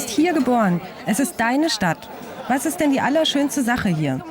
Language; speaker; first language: German; native; German